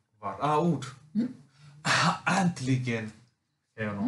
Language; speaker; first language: Swedish; non-native, fluent; Finnish